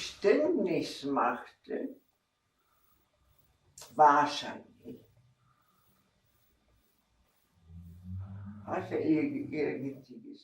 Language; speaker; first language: German; non-native, fluent; Czech